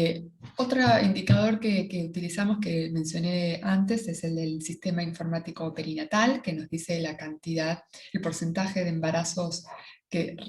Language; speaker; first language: Spanish; native; Spanish